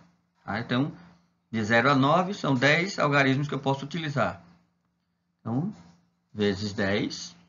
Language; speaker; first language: Portuguese; native; Portuguese